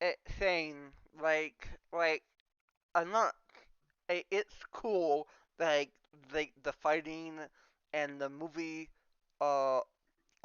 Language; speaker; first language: English; non-native, learner; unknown